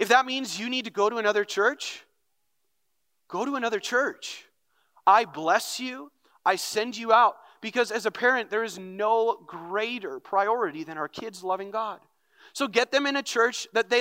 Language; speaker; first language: English; native; English